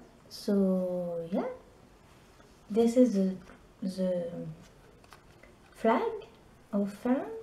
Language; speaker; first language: English; non-native, learner; French